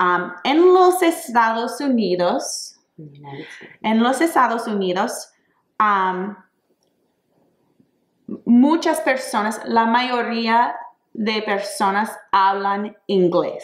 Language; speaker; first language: Spanish; non-native, fluent; English